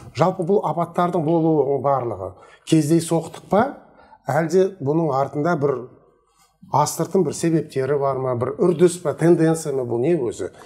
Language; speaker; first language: Kazakh; native; Kazakh